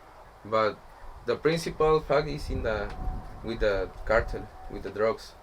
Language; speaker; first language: English; non-native, learner; Spanish